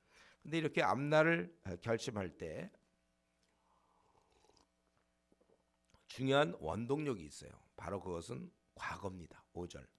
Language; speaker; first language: Korean; native; Korean